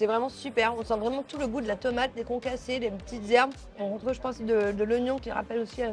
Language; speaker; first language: French; native; French